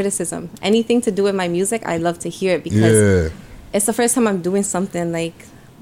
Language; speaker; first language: English; early bilingual, other home language; Spanish